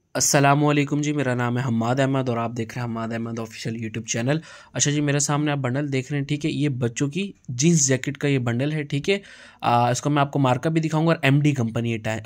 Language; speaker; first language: Urdu; native; Urdu